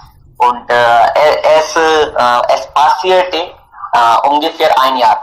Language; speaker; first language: German; non-native, learner; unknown